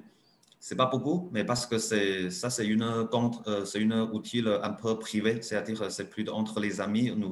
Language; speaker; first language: French; non-native, learner; Chinese